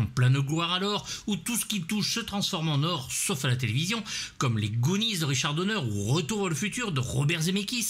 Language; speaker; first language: French; native; French